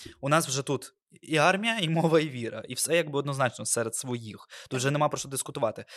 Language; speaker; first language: Ukrainian; non-native, local second language; Russian